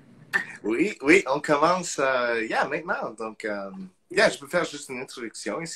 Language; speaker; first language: French; non-native, local second language; English